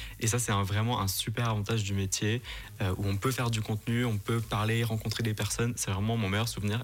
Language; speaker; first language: French; early bilingual, other home language; Persian